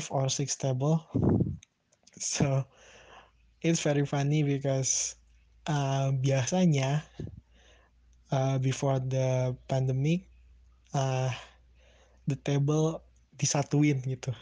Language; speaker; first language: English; non-native, learner; Indonesian